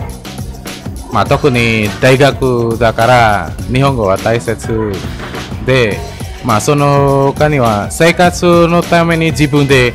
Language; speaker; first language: Japanese; non-native, learner; Indonesian